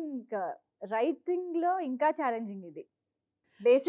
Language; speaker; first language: Telugu; native; Telugu